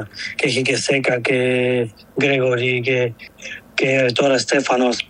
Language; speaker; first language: Greek; non-native, learner; Spanish